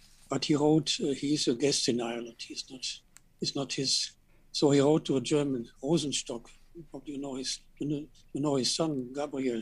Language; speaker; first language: English; non-native, fluent; German